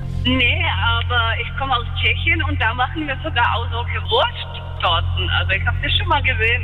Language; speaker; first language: German; non-native, fluent; Czech